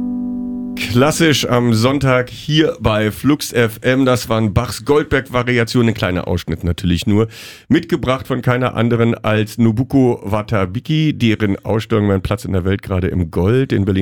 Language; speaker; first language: German; native; German